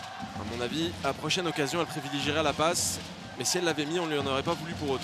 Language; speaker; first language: French; native; French